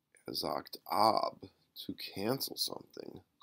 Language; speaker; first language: English; native; English